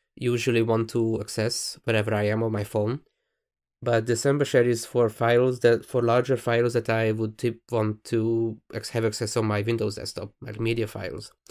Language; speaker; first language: English; non-native, fluent; Hungarian